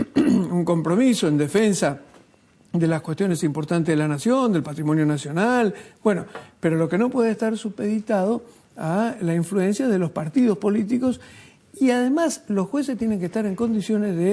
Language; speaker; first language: Spanish; native; Spanish